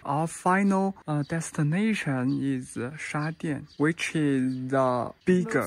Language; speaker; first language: English; non-native, fluent; Chinese